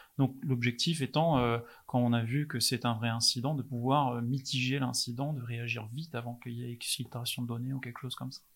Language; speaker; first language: French; non-native, fluent; English